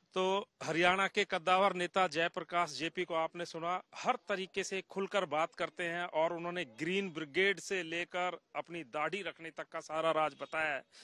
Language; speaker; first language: Hindi; native; Hindi